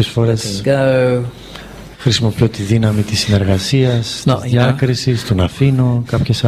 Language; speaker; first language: Greek; native; Greek